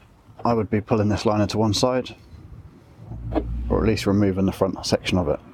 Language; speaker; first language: English; native; English